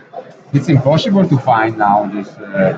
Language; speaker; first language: English; non-native, learner; Italian